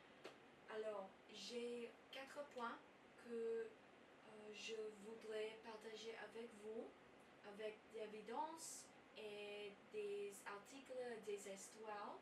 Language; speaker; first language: French; non-native, learner; English